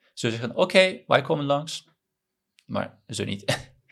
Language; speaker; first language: Dutch; non-native, learner; Turkish